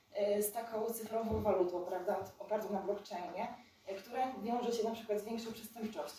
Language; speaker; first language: Polish; native; Polish